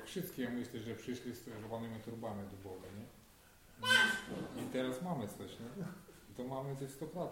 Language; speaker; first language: Polish; non-native, learner; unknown